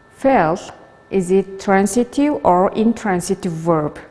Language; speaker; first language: English; non-native, learner; Mongolian